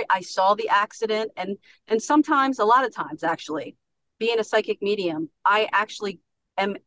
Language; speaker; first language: English; native; English